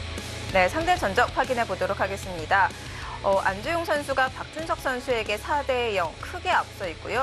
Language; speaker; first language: Korean; native; Korean